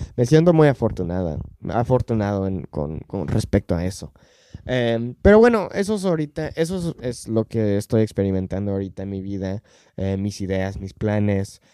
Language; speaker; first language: Spanish; non-native, fluent; English